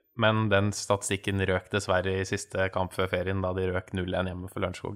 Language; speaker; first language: Norwegian; native; Norwegian